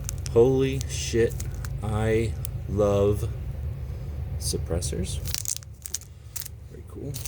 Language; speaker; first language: English; native; English